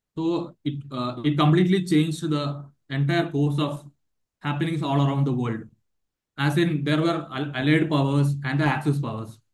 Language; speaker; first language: English; non-native, local second language; Malayalam